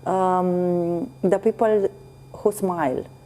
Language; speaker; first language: English; non-native, learner; Romanian